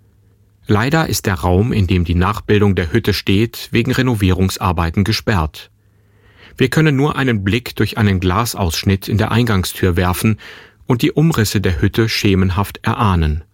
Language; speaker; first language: German; native; German